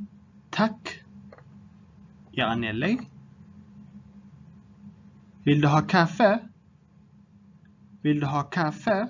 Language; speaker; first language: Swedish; non-native, fluent; Tigrinya